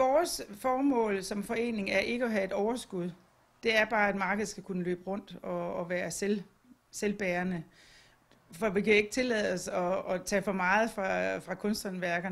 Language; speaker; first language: Danish; native; Danish